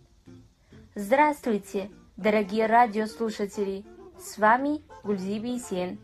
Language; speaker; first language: Russian; non-native, fluent; Kazakh